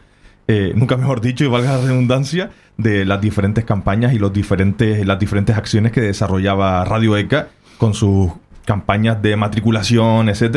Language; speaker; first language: Spanish; native; Spanish